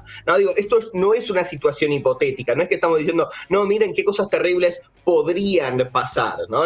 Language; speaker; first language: Spanish; native; Spanish